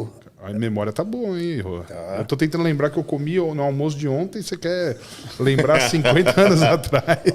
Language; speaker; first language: Portuguese; native; Portuguese